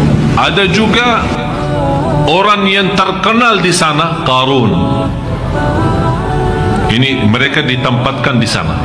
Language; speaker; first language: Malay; non-native, fluent; Arabic